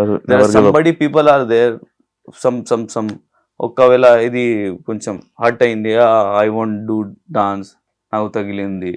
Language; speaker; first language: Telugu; non-native, learner; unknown